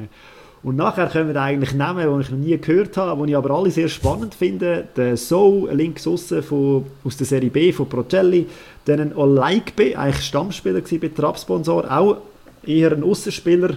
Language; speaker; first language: German; native; German